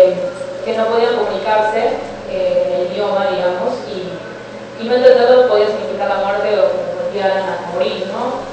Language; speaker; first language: Spanish; native; Spanish